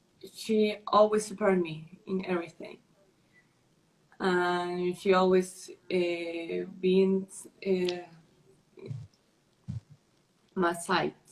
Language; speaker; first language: English; non-native, learner; Spanish